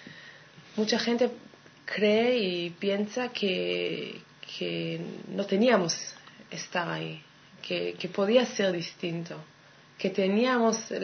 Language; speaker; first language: Spanish; non-native, fluent; Hebrew